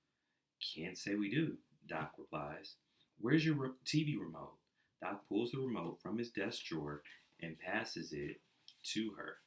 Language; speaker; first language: English; native; English